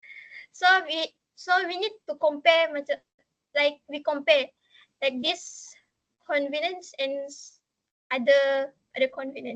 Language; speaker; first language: English; non-native, learner; Malay